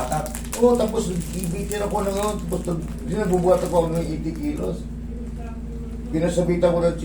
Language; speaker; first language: Filipino; native; Filipino